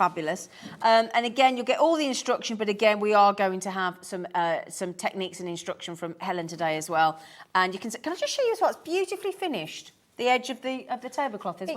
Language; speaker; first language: English; native; English